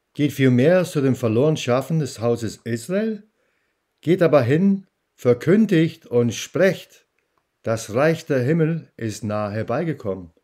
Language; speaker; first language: German; non-native, fluent; English